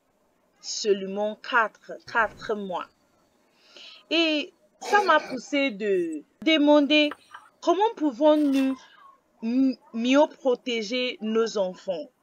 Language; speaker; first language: French; non-native, fluent; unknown